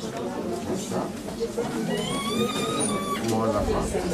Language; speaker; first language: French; non-native, learner; Italian